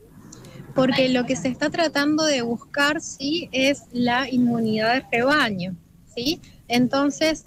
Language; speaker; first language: Spanish; native; Spanish